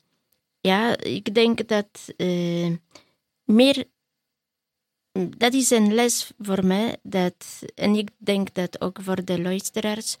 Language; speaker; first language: Dutch; non-native, learner; Polish